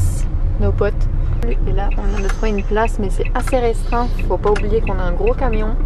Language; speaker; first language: French; native; French